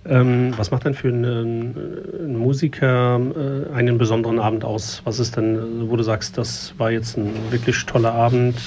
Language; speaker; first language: German; native; German